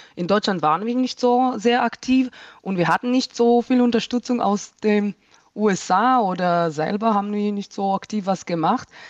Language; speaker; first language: German; non-native, fluent; Hebrew